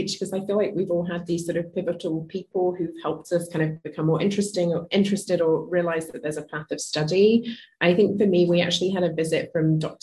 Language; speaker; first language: English; native; English